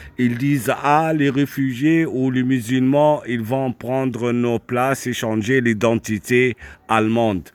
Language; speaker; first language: French; non-native, local second language; Arabic